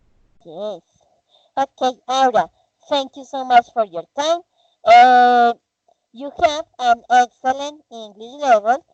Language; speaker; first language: English; non-native, fluent; Spanish